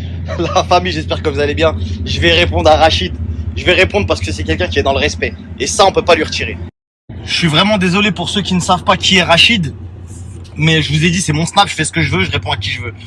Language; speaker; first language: French; native; French